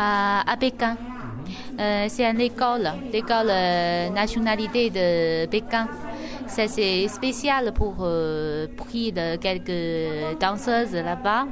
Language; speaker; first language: French; non-native, learner; Chinese